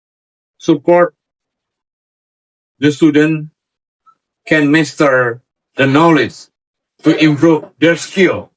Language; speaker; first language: English; non-native, learner; Indonesian